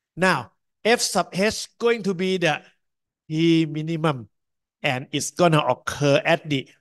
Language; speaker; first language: English; non-native, fluent; Thai